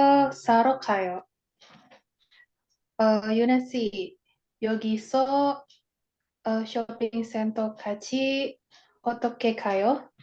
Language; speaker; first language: Korean; non-native, learner; Indonesian